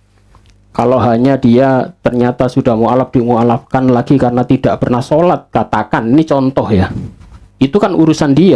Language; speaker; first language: Indonesian; native; Indonesian